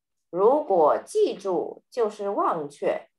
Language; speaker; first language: Chinese; early bilingual, heritage; Chinese